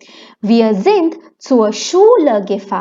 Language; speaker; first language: German; non-native, fluent; Hindi